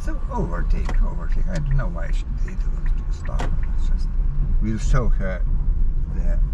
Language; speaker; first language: English; non-native, learner; Lithuanian